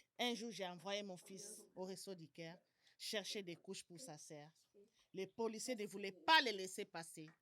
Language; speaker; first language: French; non-native, local second language; Lingala